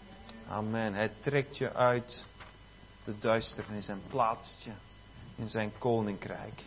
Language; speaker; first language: Dutch; native; Dutch